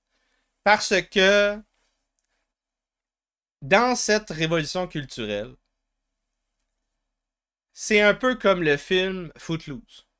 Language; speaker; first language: French; native; French